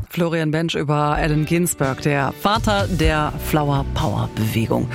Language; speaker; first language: German; native; German